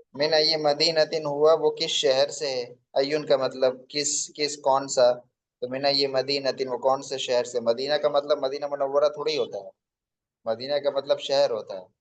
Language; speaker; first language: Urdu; native; Urdu